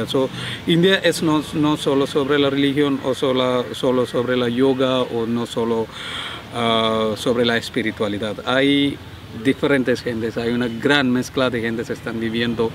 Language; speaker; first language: Spanish; non-native, learner; Malayalam